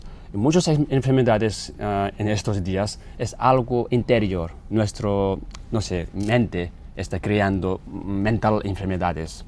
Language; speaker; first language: Spanish; non-native, learner; Tibetan